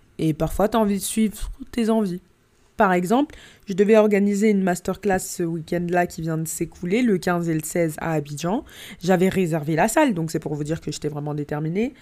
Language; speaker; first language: French; native; French